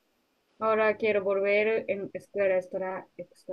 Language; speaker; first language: Spanish; non-native, learner; Japanese